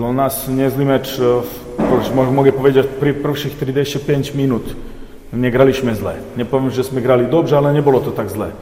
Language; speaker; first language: Polish; non-native, fluent; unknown